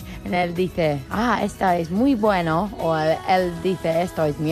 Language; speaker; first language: Spanish; non-native, learner; English